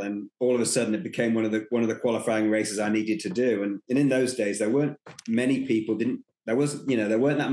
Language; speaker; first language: English; native; English